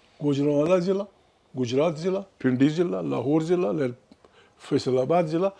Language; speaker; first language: Urdu; non-native, local second language; Pashto